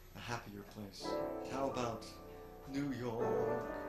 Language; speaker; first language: English; native; English